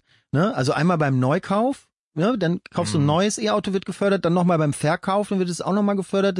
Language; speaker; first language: German; native; German